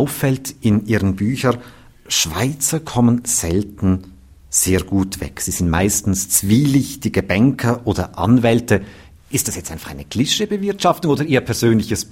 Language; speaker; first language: German; native; German